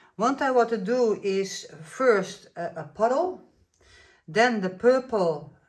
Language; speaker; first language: English; non-native, fluent; Dutch